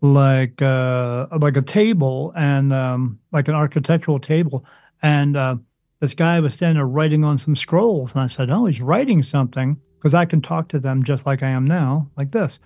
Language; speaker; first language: English; native; English